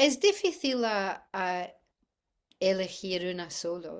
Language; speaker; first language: Spanish; non-native, fluent; English